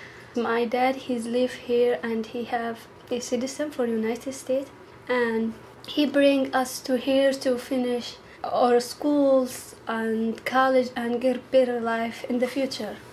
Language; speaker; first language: English; non-native, learner; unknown